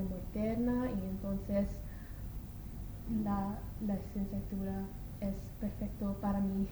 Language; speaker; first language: Spanish; non-native, learner; English